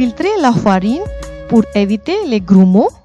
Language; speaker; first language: French; non-native, fluent; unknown